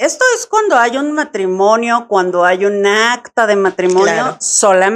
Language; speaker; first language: Spanish; native; Spanish